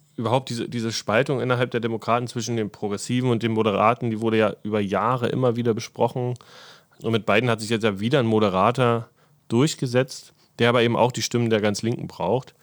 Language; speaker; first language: German; native; German